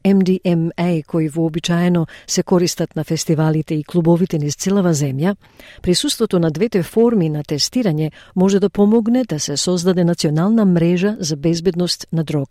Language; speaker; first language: Macedonian; native; Macedonian